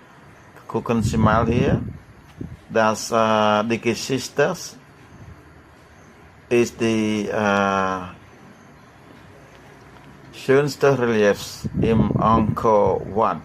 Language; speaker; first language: German; non-native, learner; Khmer